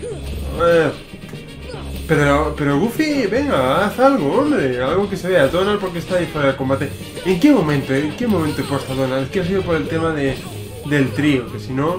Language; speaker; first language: Spanish; native; Spanish